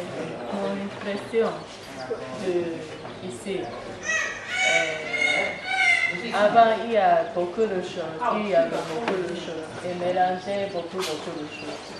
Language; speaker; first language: French; non-native, learner; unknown